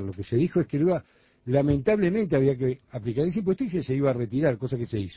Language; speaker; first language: Spanish; native; Spanish